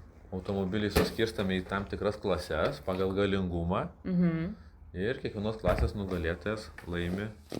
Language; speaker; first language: Lithuanian; native; Lithuanian